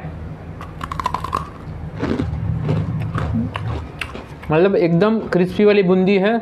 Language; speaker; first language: Hindi; non-native, local second language; Marathi